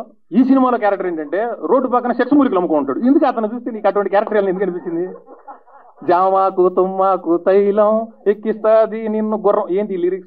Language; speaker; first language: Telugu; native; Telugu